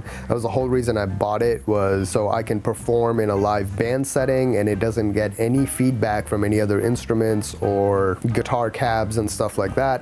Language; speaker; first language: English; native; English